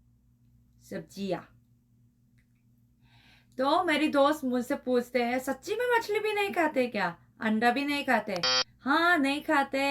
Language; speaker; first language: Hindi; non-native, learner; Korean